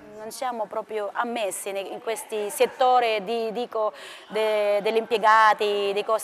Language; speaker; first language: Italian; non-native, fluent; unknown